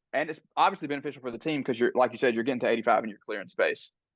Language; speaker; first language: English; native; English